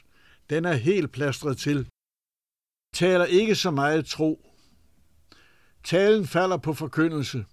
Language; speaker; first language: Danish; native; Danish